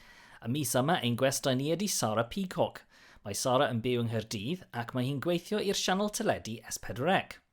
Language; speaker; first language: Welsh; non-native, local second language; English